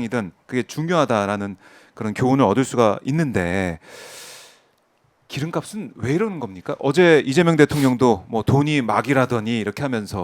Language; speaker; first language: Korean; native; Korean